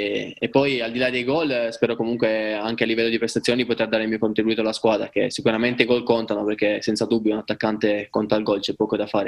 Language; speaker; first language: Italian; native; Italian